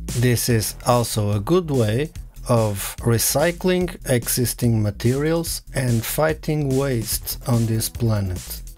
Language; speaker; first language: English; non-native, fluent; Portuguese